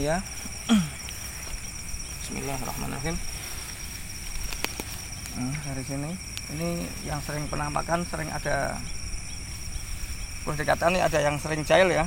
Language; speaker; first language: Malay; non-native, local second language; Javanese